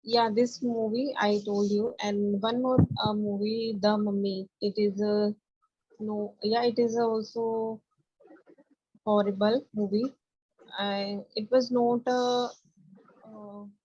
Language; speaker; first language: English; non-native, learner; Hindi